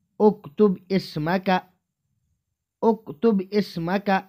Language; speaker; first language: Arabic; non-native, fluent; Urdu